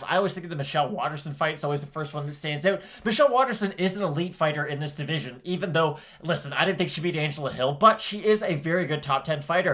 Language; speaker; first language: English; native; English